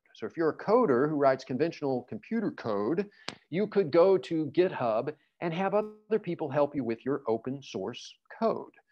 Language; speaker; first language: English; native; English